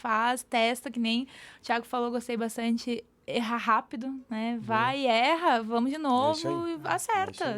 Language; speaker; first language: Portuguese; native; Portuguese